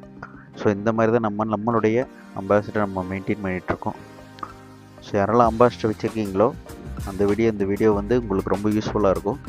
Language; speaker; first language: Tamil; native; Tamil